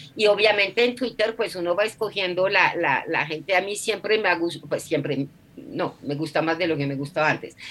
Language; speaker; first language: Spanish; non-native, fluent; French